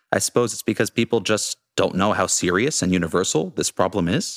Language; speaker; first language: English; native; English